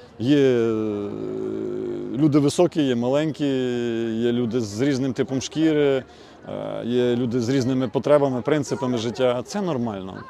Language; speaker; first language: Ukrainian; native; Ukrainian